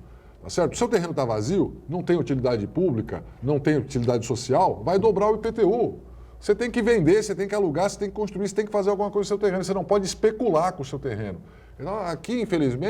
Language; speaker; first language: Portuguese; native; Portuguese